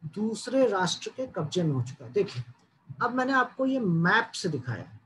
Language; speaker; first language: Hindi; native; Hindi